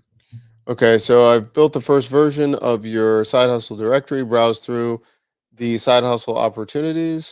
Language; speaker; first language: English; native; English